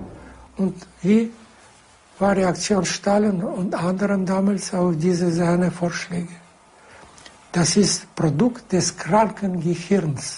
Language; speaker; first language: German; non-native, fluent; Russian